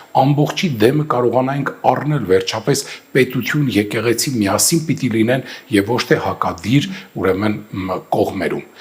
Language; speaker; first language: Armenian; native; Armenian